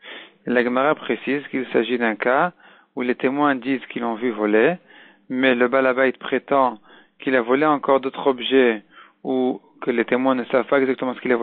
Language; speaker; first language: French; native; French